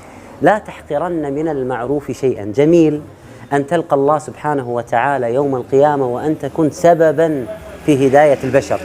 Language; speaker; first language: Arabic; native; Arabic